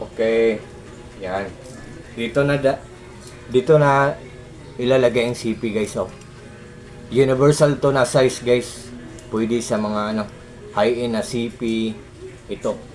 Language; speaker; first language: Filipino; non-native, local second language; Cebuano